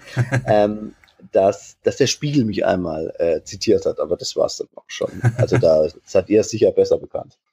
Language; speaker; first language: German; native; German